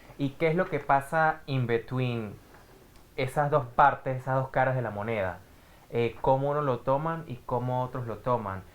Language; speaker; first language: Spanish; native; Spanish